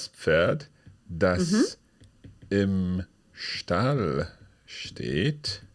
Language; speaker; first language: German; non-native, learner; English